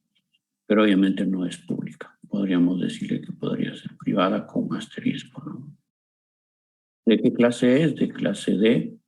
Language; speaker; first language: Spanish; native; Spanish